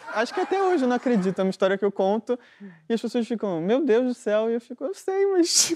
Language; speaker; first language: Portuguese; native; Portuguese